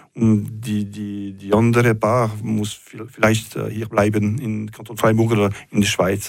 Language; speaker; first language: German; non-native, learner; French